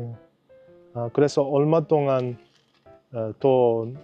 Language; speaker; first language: Korean; non-native, learner; English